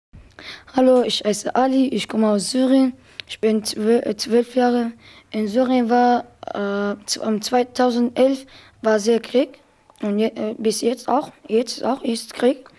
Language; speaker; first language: German; early bilingual, other home language; Arabic